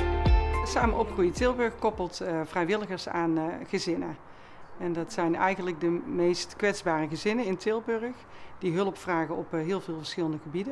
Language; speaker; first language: Dutch; native; Dutch